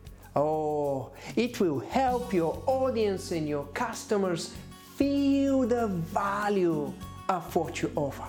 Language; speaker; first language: English; non-native, fluent; Bulgarian